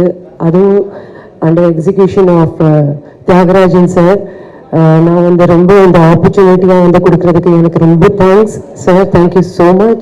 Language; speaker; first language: Tamil; non-native, fluent; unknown